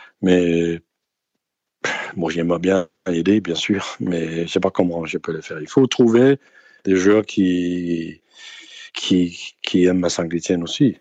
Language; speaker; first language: French; non-native, fluent; Danish